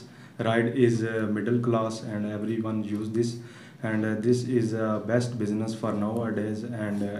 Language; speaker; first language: English; non-native, learner; Punjabi